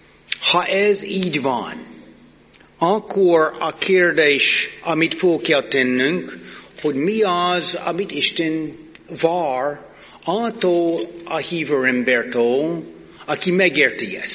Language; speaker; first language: Hungarian; non-native, fluent; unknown